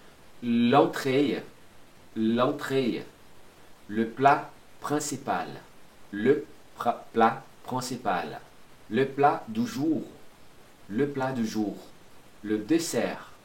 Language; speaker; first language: French; non-native, fluent; Portuguese